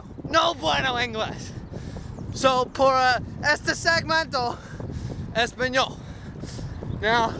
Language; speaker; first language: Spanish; non-native, learner; English